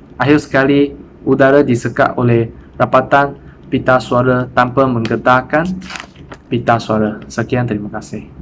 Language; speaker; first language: Malay; non-native, local second language; Chinese